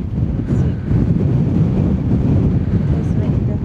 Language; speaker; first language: Spanish; non-native, learner; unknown